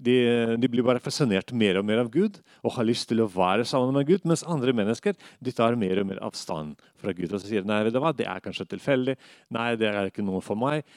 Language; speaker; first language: Norwegian; non-native, fluent; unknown